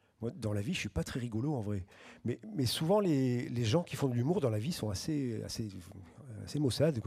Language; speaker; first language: French; native; French